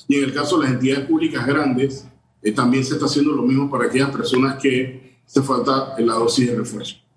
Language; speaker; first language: Spanish; native; Spanish